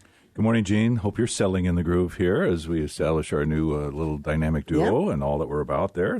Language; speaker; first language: English; native; English